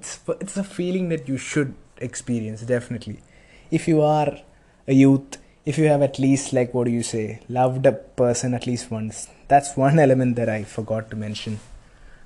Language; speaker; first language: English; non-native, local second language; Malayalam